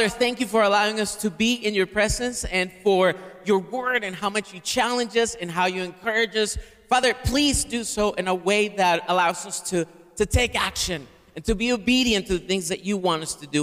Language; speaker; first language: English; non-native, fluent; Spanish